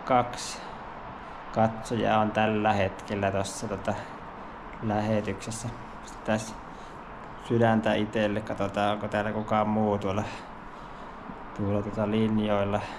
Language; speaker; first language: Finnish; native; Finnish